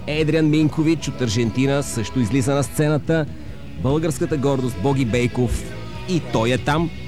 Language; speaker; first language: Bulgarian; native; Bulgarian